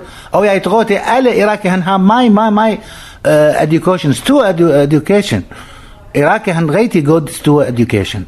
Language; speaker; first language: Danish; non-native, learner; Arabic